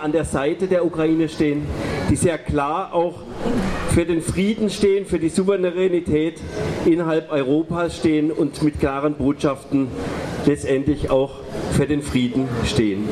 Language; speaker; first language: German; native; German